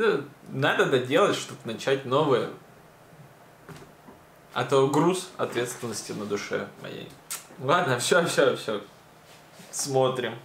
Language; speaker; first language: Russian; native; Russian